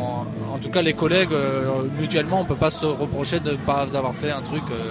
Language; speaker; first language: French; native; French